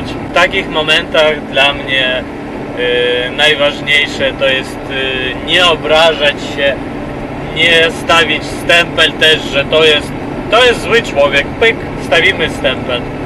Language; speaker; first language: Polish; non-native, fluent; Ukrainian